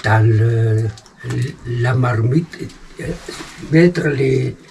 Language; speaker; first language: French; non-native, learner; Malagasy